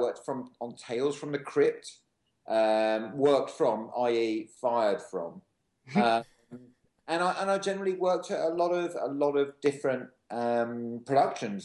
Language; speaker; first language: English; native; English